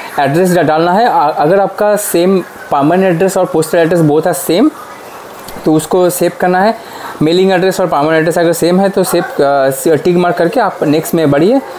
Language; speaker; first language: Hindi; non-native, local second language; Bangla